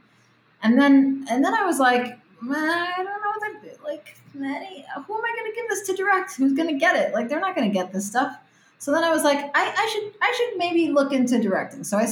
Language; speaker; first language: English; early bilingual, other home language; Spanish